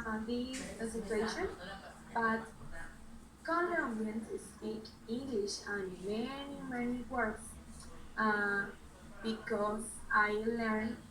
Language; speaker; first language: English; non-native, learner; Spanish